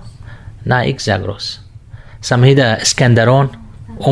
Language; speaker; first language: Danish; non-native, learner; Kurdish